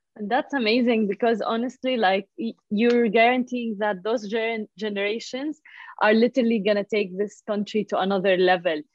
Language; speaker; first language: English; non-native, fluent; Persian